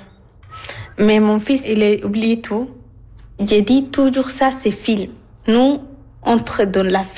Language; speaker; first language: French; non-native, learner; Arabic